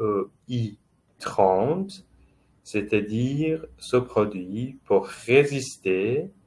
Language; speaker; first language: French; non-native, fluent; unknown